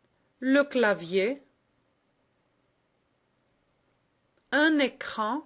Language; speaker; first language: French; non-native, fluent; Greek